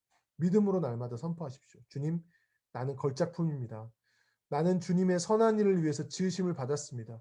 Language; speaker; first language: Korean; native; Korean